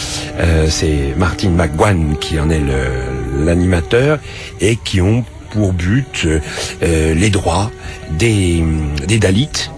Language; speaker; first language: French; native; French